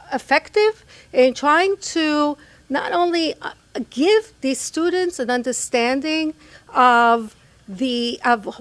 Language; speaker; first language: English; non-native, fluent; Hebrew